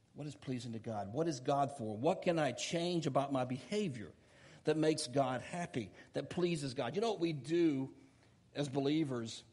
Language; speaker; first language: English; native; English